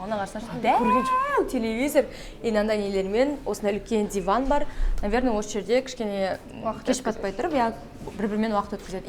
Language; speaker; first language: Kazakh; native; Kazakh